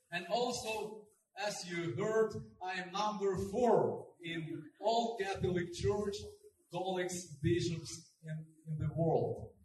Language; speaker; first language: English; non-native, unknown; Ukrainian